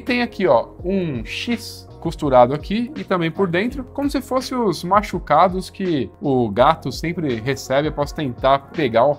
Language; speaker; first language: Portuguese; native; Portuguese